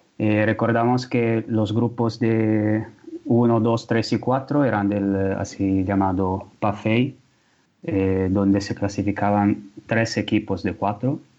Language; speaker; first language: Spanish; non-native, fluent; Italian